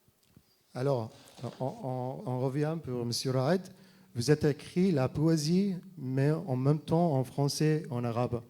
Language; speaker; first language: French; non-native, fluent; Arabic